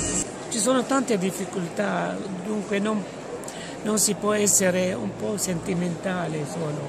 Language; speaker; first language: Italian; non-native, fluent; Arabic